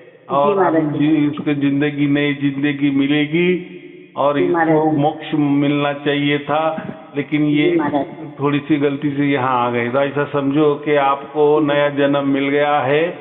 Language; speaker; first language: Hindi; native; Hindi